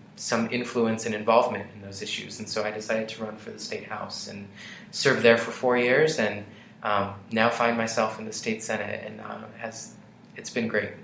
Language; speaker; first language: English; native; English